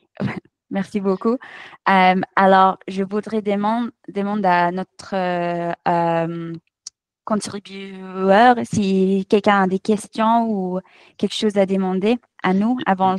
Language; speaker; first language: French; non-native, fluent; English